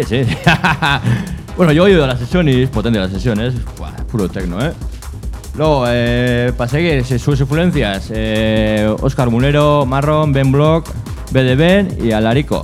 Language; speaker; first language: Spanish; non-native, local second language; Basque